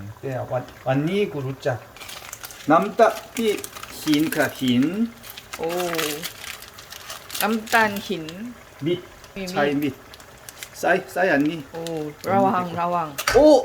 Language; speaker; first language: Thai; non-native, learner; Korean